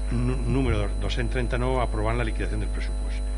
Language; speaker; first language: Spanish; non-native, local second language; Catalan